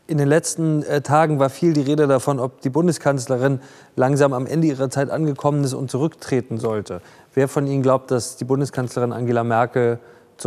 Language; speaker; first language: German; native; German